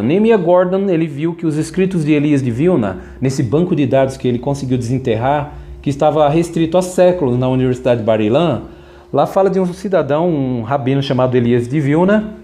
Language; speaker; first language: Portuguese; native; Portuguese